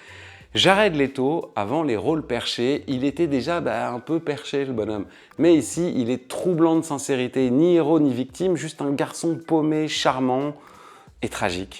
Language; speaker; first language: French; native; French